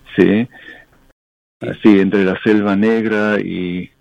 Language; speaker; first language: Spanish; non-native, local second language; English